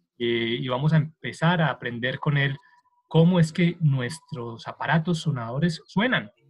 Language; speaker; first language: Spanish; native; Spanish